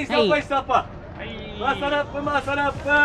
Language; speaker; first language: Filipino; non-native, learner; Japanese